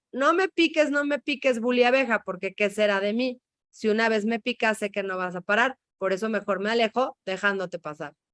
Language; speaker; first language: Spanish; native; Spanish